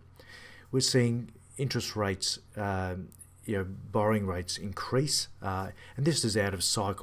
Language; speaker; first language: English; native; English